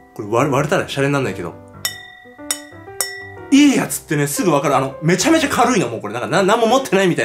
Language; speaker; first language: Japanese; native; Japanese